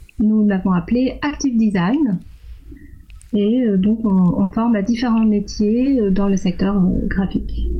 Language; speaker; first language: French; non-native, fluent; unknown